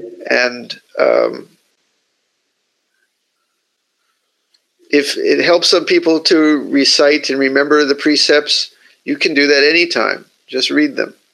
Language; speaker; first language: English; native; English